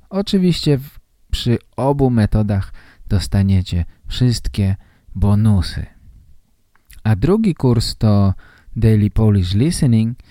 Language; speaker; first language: Polish; native; Polish